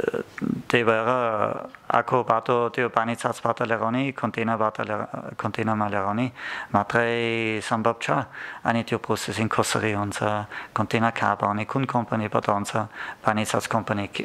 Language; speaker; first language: Nepali; non-native, learner; German